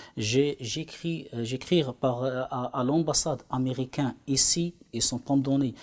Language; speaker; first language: French; non-native, learner; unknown